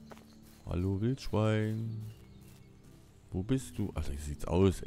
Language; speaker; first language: German; native; German